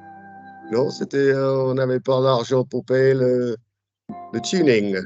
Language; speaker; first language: French; non-native, fluent; English